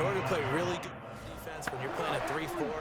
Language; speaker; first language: English; native; English